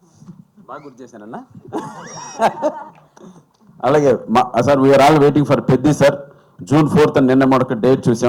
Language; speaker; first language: Telugu; native; Telugu